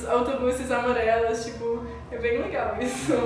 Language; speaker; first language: Portuguese; non-native, learner; English